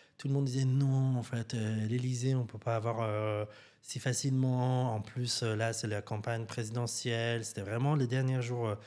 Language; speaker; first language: French; non-native, fluent; Persian